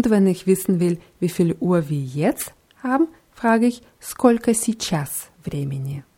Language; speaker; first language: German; non-native, fluent; Russian